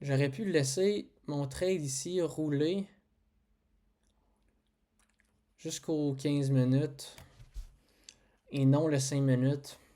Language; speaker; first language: French; native; French